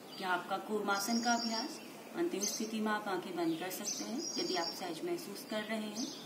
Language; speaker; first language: Hindi; native; Hindi